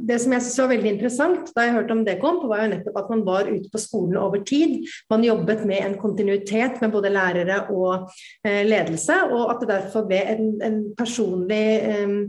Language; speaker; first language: Norwegian; native; Norwegian